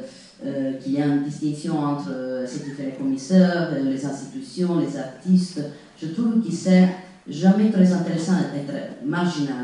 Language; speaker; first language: French; non-native, fluent; Italian